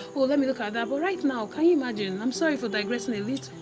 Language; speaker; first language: English; non-native, local second language; Igbo